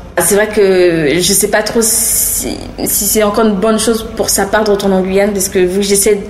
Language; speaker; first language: French; native; French